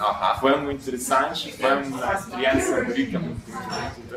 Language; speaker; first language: Portuguese; non-native, fluent; Russian